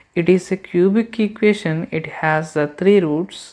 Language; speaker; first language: English; non-native, local second language; Telugu